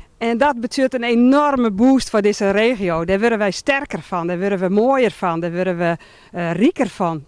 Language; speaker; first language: Dutch; non-native, local second language; Western Frisian